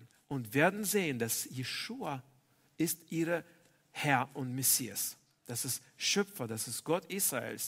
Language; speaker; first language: German; non-native, fluent; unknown